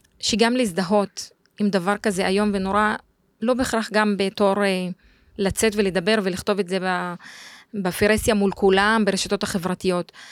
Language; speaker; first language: Hebrew; non-native, local second language; Arabic